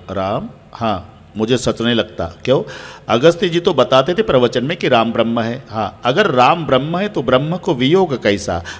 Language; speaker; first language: Hindi; non-native, local second language; Marathi